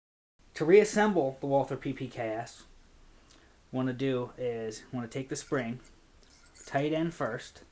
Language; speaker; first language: English; native; English